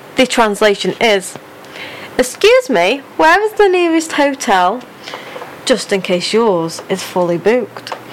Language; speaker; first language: English; native; English